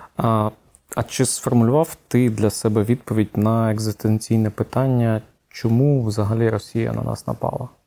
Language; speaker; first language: Ukrainian; native; Ukrainian